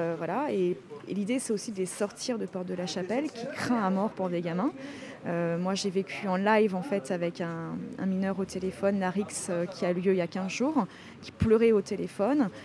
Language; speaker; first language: French; native; French